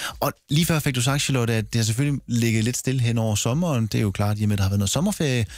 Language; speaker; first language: Danish; native; Danish